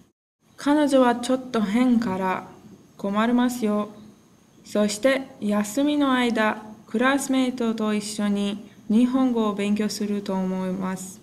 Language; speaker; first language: Japanese; non-native, learner; English